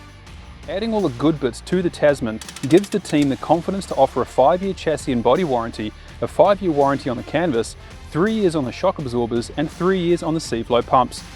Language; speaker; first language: English; native; English